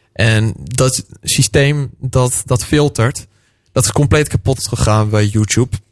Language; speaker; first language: Dutch; native; Dutch